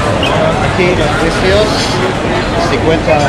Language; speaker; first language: Spanish; non-native, learner; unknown